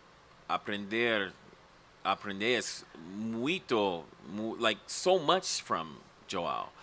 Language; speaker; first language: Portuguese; non-native, learner; English